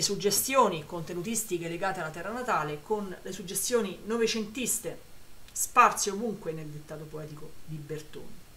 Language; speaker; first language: Italian; native; Italian